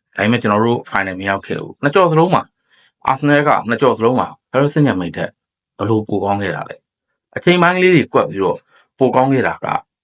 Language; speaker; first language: Burmese; native; Burmese